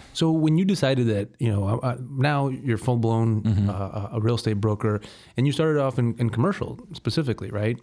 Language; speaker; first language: English; native; English